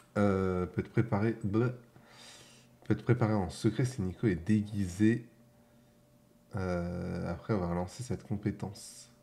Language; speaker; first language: French; native; French